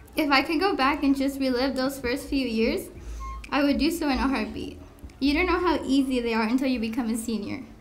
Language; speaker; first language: English; early bilingual, other home language; Spanish